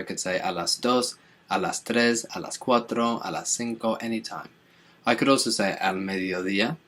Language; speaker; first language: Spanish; non-native, fluent; English